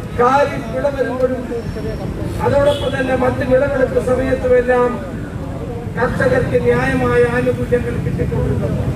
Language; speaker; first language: Malayalam; native; Malayalam